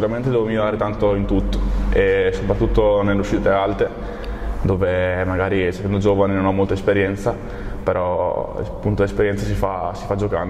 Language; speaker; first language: Italian; native; Italian